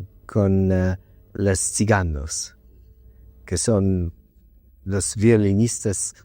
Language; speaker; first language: Spanish; non-native, learner; English